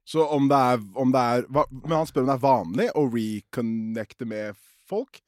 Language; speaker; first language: Norwegian; early bilingual, other home language; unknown